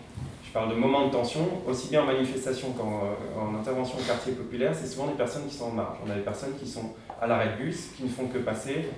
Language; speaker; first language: French; native; French